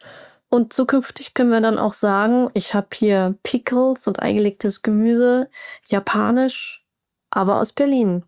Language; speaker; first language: German; native; German